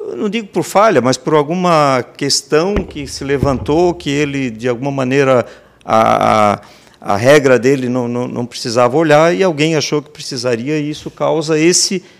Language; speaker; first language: Portuguese; native; Portuguese